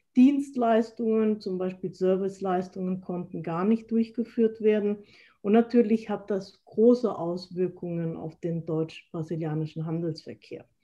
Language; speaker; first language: German; native; German